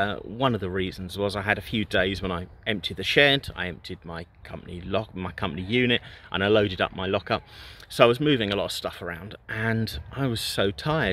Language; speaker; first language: English; native; English